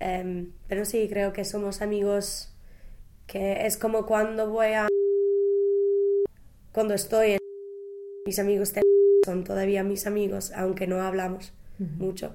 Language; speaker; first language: Spanish; non-native, fluent; English